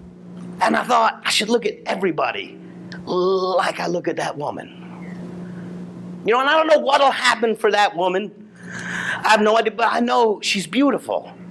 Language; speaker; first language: English; native; English